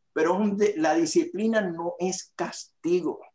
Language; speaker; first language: Spanish; native; Spanish